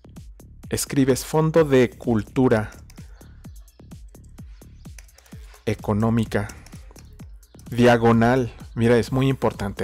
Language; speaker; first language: Spanish; native; Spanish